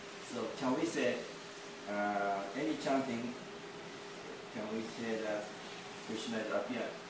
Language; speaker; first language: English; non-native, learner; Japanese